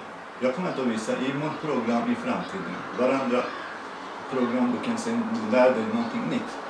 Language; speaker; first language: Swedish; non-native, learner; Persian